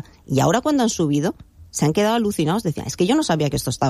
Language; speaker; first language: Spanish; native; Spanish